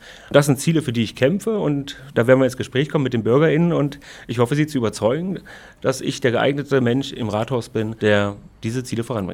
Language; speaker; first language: German; native; German